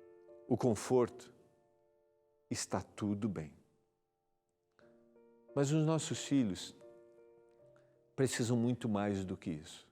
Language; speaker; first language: Portuguese; native; Portuguese